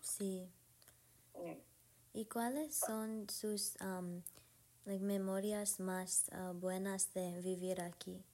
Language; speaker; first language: Spanish; non-native, learner; English